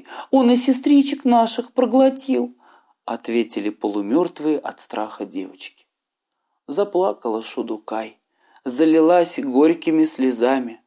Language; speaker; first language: Russian; native; Russian